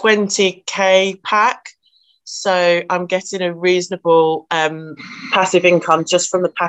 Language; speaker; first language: English; native; English